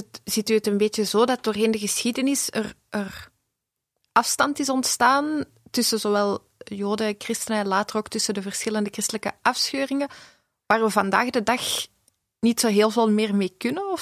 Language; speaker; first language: Dutch; native; Dutch